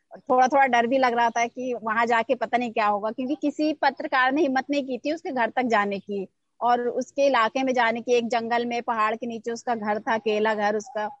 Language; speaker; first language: Hindi; native; Hindi